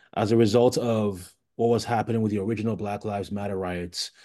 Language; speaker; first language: English; early bilingual, other home language; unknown